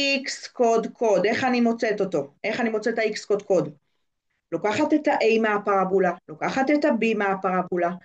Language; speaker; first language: Hebrew; native; Hebrew